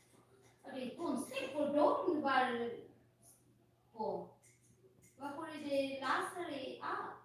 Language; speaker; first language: Swedish; non-native, fluent; Filipino